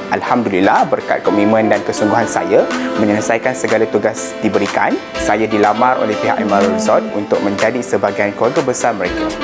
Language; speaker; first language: Malay; native; Malay